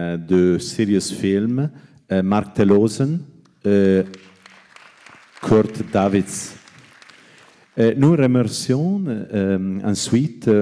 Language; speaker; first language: French; non-native, learner; Italian